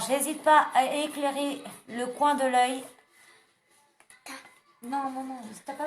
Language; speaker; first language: French; native; French